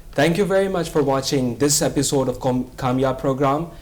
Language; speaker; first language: English; non-native, local second language; Urdu